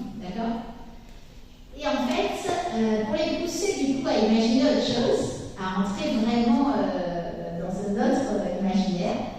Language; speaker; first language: French; native; French